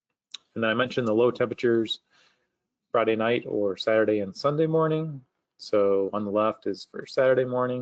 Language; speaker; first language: English; native; English